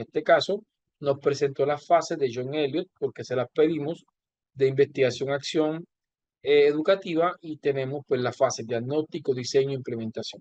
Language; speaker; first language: Spanish; native; Spanish